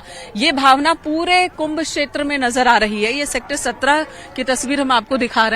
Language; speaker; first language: Hindi; native; Hindi